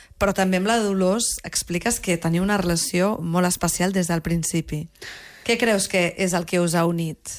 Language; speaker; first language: Catalan; native; Catalan